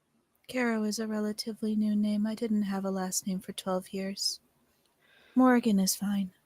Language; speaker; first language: English; native; English